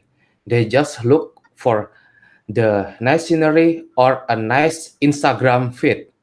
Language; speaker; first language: English; non-native, learner; Indonesian